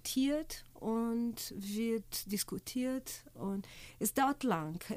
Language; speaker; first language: German; non-native, fluent; Portuguese